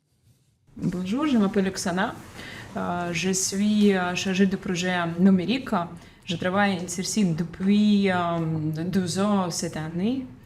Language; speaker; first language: French; non-native, learner; Ukrainian